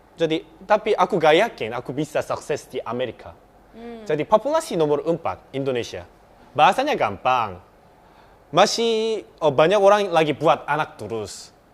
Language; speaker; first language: Indonesian; non-native, fluent; Korean